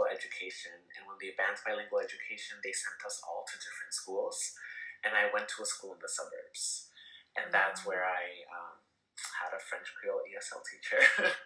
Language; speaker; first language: English; early bilingual, other home language; Spanish